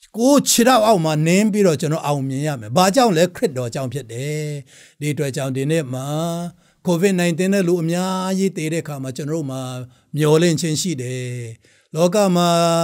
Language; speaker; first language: Burmese; non-native, local second language; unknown